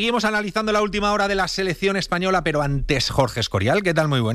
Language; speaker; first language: Spanish; native; Spanish